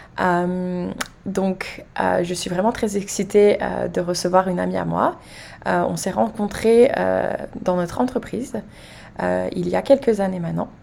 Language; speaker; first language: French; native; French